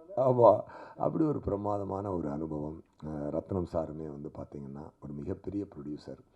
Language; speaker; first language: Tamil; native; Tamil